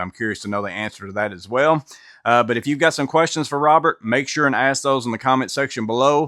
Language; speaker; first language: English; native; English